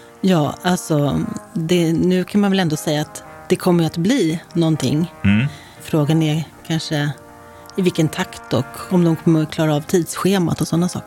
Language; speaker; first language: Swedish; native; Swedish